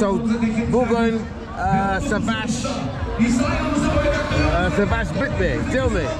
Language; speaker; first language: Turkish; non-native, learner; English